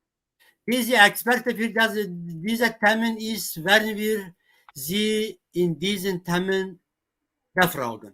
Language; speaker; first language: German; non-native, fluent; Kurdish